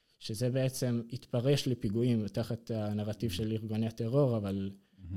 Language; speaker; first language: Hebrew; non-native, local second language; Arabic